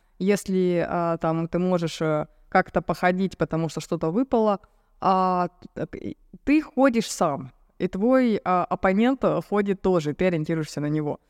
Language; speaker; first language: Russian; native; Russian